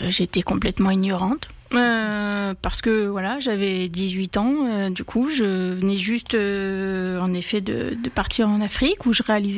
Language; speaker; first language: French; native; French